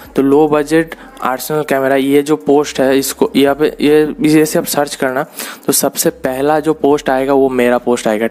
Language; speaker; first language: Hindi; non-native, local second language; Bangla